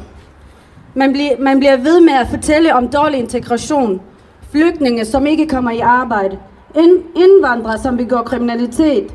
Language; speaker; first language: Danish; early bilingual, other home language; Arabic